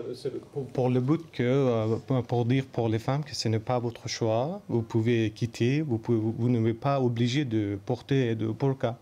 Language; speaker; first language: French; non-native, learner; Persian